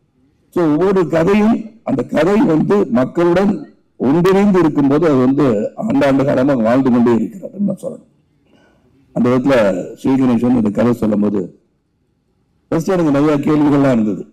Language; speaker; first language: Tamil; native; Tamil